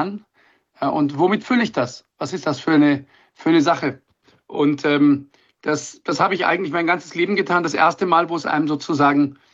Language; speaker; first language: German; native; German